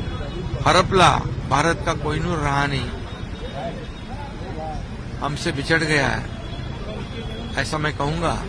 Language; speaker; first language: Hindi; non-native, local second language; Marathi